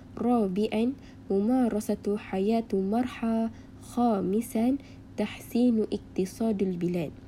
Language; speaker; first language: Arabic; non-native, learner; Malay